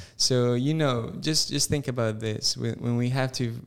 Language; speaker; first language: English; non-native, fluent; Spanish